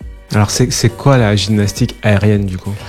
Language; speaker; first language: French; native; French